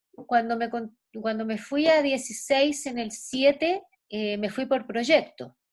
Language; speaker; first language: Spanish; native; Spanish